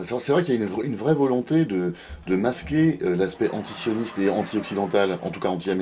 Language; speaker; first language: French; native; French